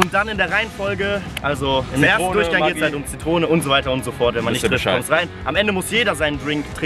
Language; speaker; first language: German; native; German